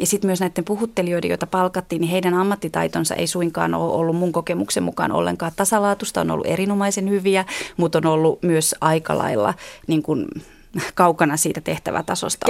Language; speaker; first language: Finnish; native; Finnish